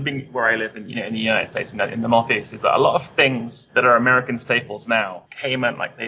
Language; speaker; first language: English; native; English